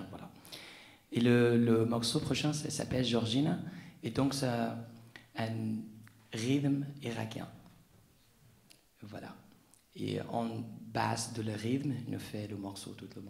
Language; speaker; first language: French; non-native, learner; Arabic